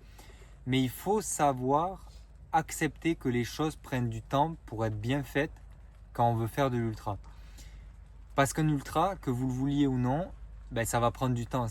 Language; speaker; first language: French; native; French